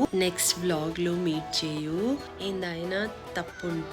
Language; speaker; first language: Telugu; non-native, learner; Kannada